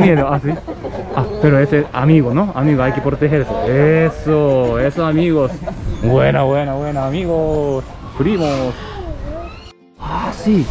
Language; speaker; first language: Spanish; non-native, learner; Japanese